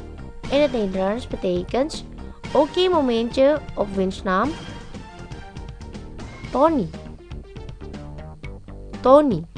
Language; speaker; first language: Dutch; non-native, learner; Indonesian